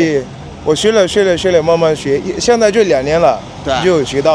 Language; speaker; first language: Chinese; non-native, learner; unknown